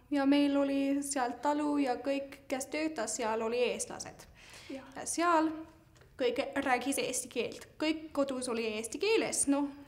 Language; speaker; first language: Estonian; early bilingual, heritage; Estonian